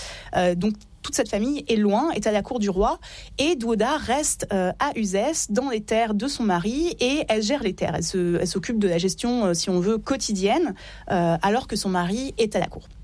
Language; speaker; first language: French; native; French